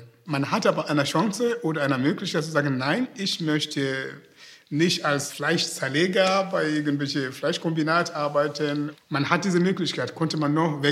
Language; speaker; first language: German; non-native, fluent; Portuguese